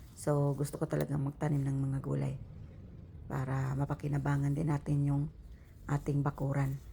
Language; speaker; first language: Filipino; non-native, local second language; Cebuano